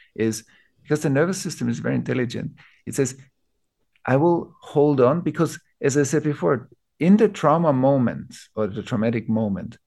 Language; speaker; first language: English; non-native, fluent; German